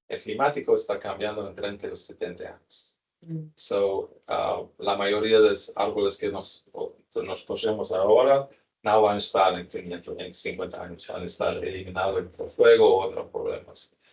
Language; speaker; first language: Spanish; non-native, learner; English